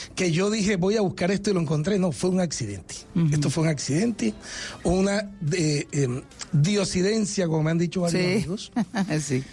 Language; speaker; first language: Spanish; native; Spanish